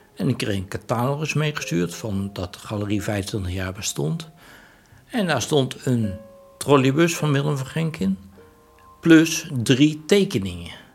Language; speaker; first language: Dutch; native; Dutch